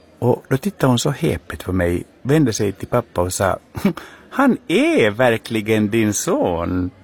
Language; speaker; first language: Swedish; native; Swedish